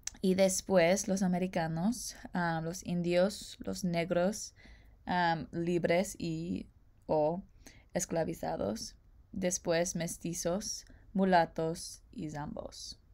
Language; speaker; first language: Spanish; non-native, learner; English